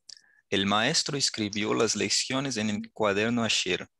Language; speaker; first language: Spanish; non-native, fluent; Portuguese